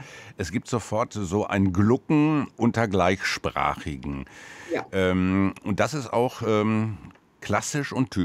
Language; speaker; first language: German; native; German